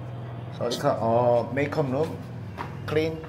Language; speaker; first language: English; non-native, learner; Korean